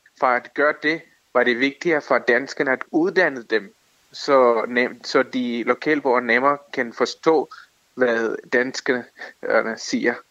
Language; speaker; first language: Danish; non-native, fluent; Tamil